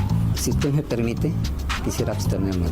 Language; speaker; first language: Spanish; early bilingual, other home language; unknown